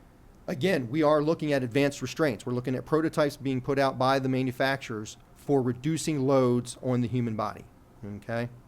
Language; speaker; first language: English; native; English